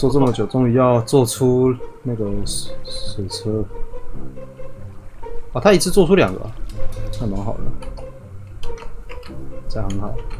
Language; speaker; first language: Chinese; native; Chinese